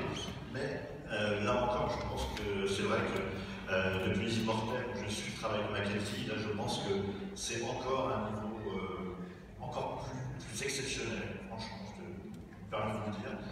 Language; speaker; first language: French; native; French